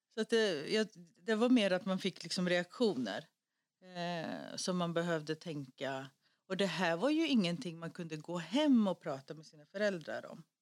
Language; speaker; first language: Swedish; early bilingual, other home language; Greek